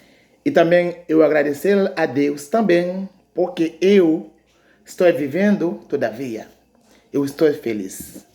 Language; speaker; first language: Portuguese; non-native, learner; Haitian Creole